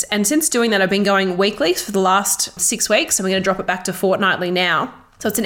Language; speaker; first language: English; native; English